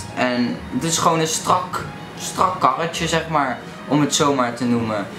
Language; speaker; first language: Dutch; native; Dutch